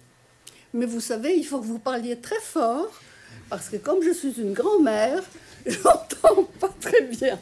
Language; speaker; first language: French; non-native, fluent; Polish